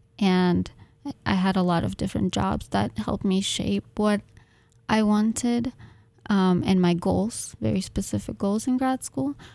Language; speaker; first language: English; non-native, fluent; Russian